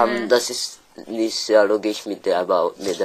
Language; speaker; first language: German; non-native, learner; French